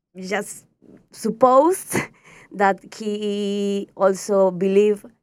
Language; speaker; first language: English; non-native, fluent; Spanish